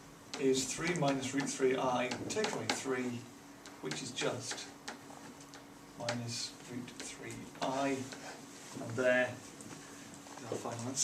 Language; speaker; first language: English; native; English